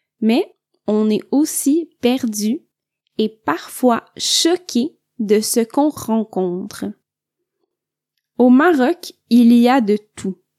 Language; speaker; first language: French; native; French